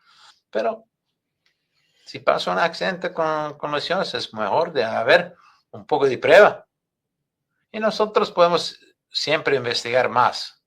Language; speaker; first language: Spanish; non-native, fluent; English